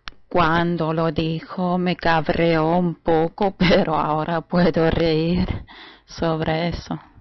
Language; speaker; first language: Spanish; non-native, fluent; German